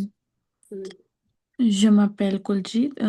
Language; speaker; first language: French; non-native, learner; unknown